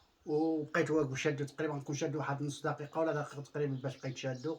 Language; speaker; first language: Arabic; native; Arabic